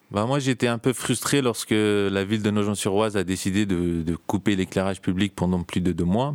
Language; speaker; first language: French; early bilingual, other home language; Turkish